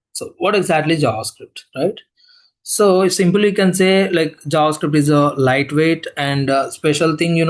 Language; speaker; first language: English; non-native, local second language; Telugu